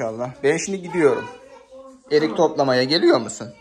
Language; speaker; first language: Turkish; native; Turkish